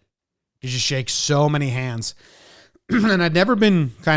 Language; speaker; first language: English; native; English